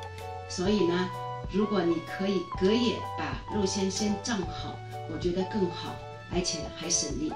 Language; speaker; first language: Chinese; native; Chinese